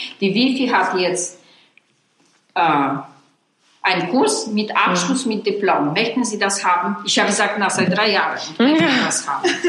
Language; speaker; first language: German; non-native, fluent; Polish